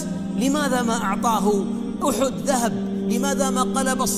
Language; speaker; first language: Arabic; native; Arabic